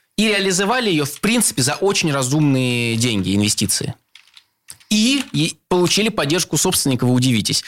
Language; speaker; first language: Russian; native; Russian